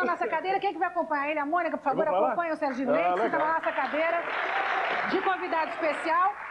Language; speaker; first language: Portuguese; native; Portuguese